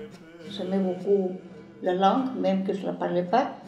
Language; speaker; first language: French; non-native, learner; Spanish